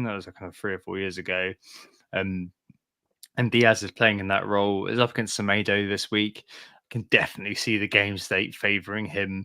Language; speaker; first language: English; native; English